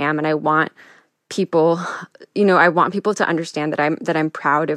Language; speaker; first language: English; early bilingual, other home language; Spanish